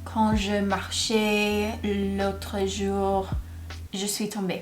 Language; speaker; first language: French; non-native, learner; English